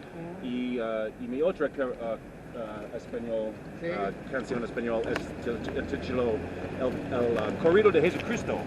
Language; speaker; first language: Spanish; non-native, learner; English